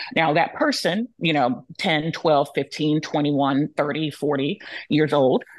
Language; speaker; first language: English; native; English